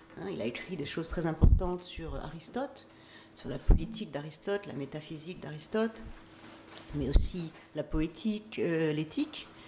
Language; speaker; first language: French; native; French